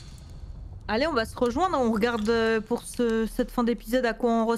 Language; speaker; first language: French; native; French